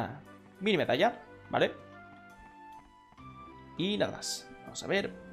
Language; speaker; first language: Spanish; native; Spanish